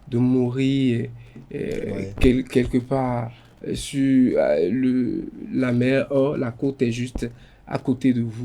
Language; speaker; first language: French; non-native, local second language; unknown